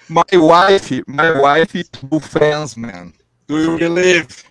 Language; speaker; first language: English; non-native, learner; Portuguese